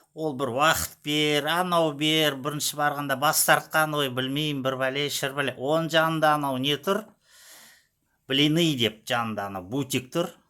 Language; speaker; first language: Kazakh; non-native, local second language; Russian